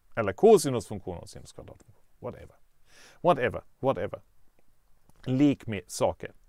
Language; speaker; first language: Swedish; non-native, fluent; German